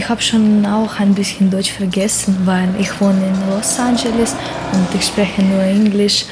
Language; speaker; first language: German; non-native, learner; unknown